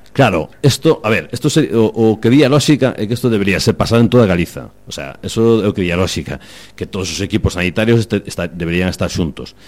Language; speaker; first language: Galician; native; Galician